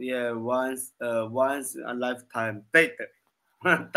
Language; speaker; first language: English; non-native, learner; Chinese